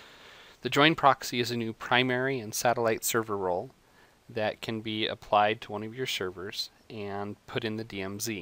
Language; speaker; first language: English; native; English